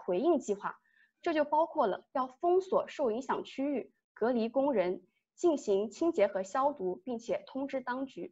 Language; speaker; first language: Chinese; native; Chinese